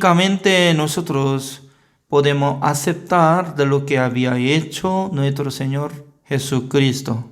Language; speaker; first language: Spanish; non-native, learner; Korean